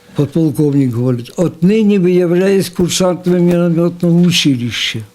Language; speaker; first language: Russian; non-native, local second language; Ukrainian